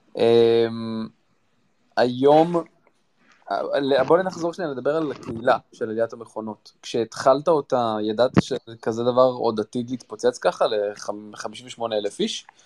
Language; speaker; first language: Hebrew; native; Hebrew